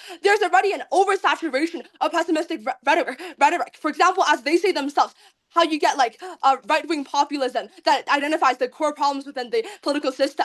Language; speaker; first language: English; non-native, fluent; Chinese